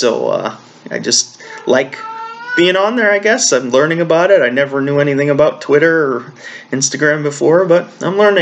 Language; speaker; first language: English; native; English